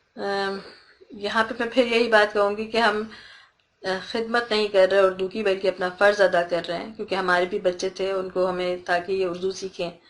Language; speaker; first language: Urdu; native; Urdu